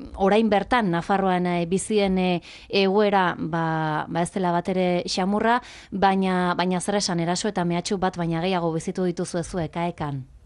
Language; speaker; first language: Basque; native; Basque